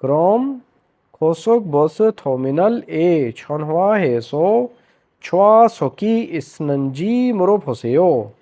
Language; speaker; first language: Korean; non-native, fluent; Urdu